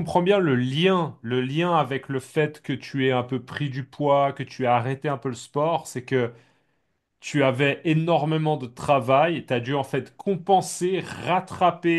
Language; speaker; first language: French; native; French